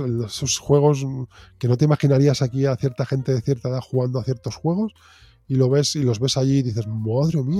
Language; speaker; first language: Spanish; native; Spanish